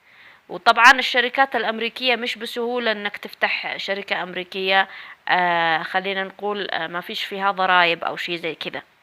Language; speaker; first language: Arabic; native; Arabic